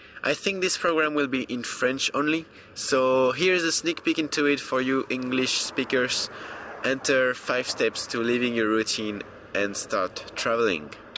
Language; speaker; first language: English; non-native, fluent; French